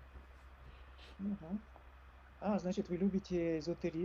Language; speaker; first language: Russian; non-native, learner; French